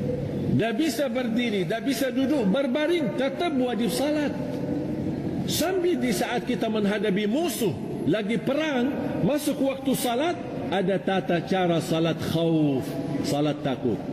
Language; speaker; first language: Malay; non-native, fluent; Arabic